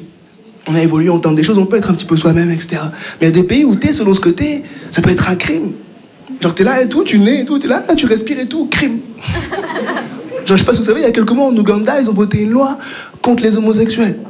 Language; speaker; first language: French; native; French